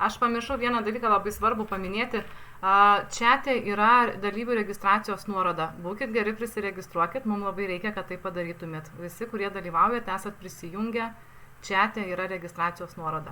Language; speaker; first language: Lithuanian; native; Lithuanian